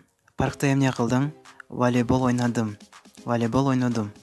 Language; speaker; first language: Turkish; non-native, fluent; Kyrgyz